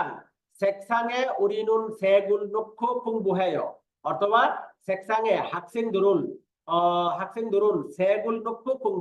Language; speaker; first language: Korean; non-native, fluent; Bangla